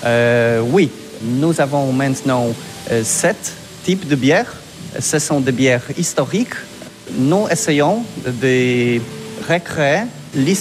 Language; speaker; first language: French; non-native, learner; Polish